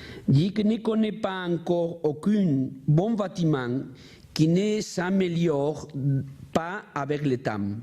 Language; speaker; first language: French; non-native, learner; Spanish